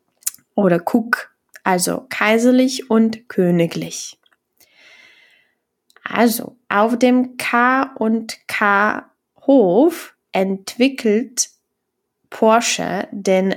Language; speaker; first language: German; non-native, fluent; Czech